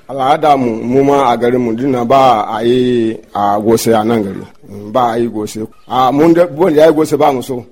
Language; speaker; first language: Hausa; non-native, local second language; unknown